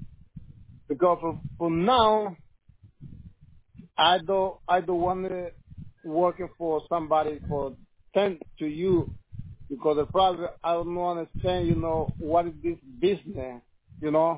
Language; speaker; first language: English; non-native, learner; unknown